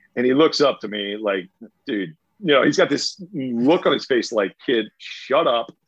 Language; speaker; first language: English; native; English